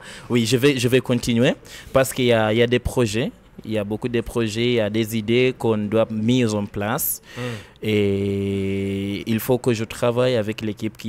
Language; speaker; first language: French; non-native, learner; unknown